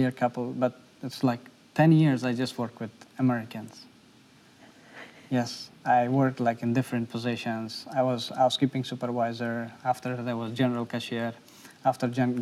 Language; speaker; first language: English; non-native, learner; Persian